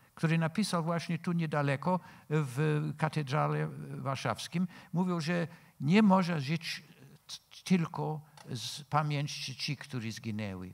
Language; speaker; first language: Polish; non-native, fluent; English